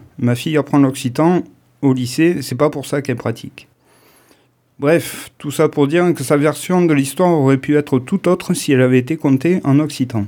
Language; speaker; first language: French; native; French